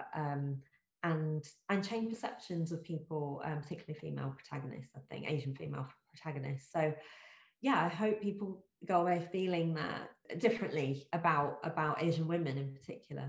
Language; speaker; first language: English; native; English